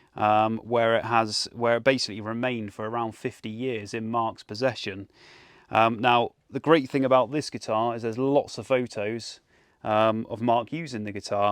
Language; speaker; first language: English; native; English